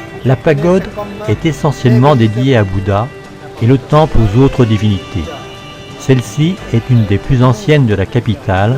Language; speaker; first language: French; native; French